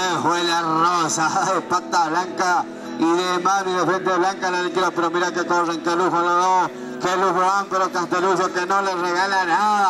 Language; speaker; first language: Spanish; native; Spanish